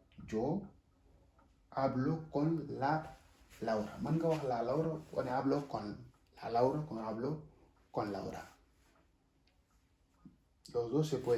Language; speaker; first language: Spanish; non-native, fluent; Wolof